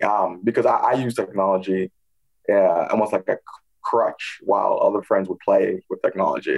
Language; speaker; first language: English; native; English